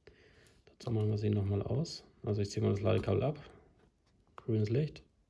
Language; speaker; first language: German; native; German